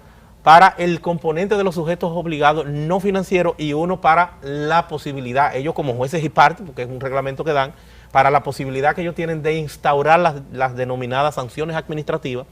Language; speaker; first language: Spanish; native; Spanish